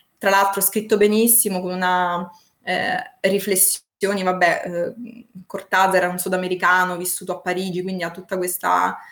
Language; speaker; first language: Italian; native; Italian